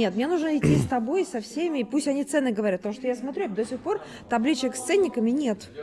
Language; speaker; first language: Russian; native; Russian